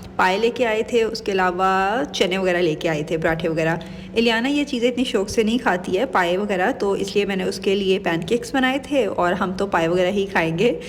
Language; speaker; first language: Urdu; native; Urdu